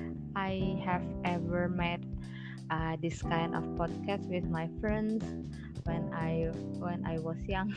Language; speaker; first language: English; non-native, learner; Indonesian